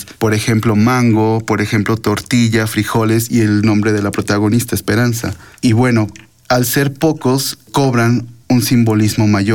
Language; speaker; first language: Spanish; native; Spanish